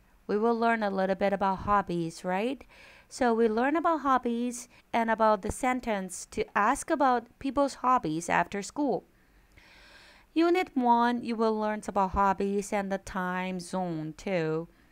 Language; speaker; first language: English; non-native, fluent; Chinese